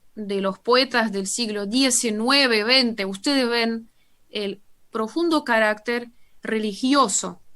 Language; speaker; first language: Spanish; non-native, fluent; Russian